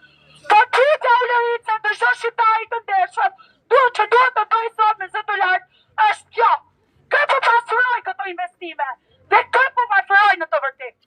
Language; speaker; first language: Albanian; native; Albanian